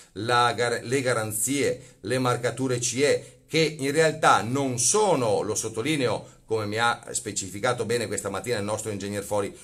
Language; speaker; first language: Italian; native; Italian